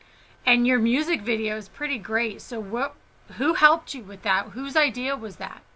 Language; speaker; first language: English; native; English